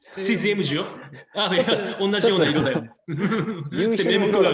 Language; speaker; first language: French; non-native, fluent; Japanese